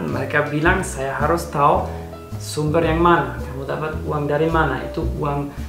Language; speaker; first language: Indonesian; non-native, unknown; German